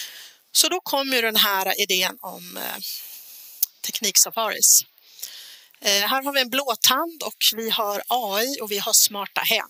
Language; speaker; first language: Swedish; native; Swedish